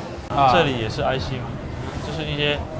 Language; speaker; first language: Chinese; native; Chinese